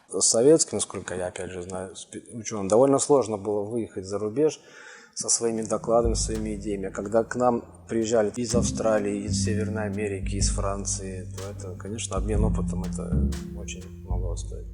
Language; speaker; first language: Russian; native; Russian